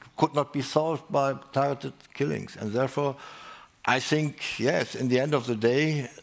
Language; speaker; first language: English; non-native, fluent; German